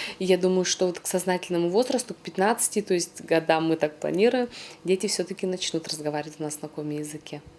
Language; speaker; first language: Russian; non-native, local second language; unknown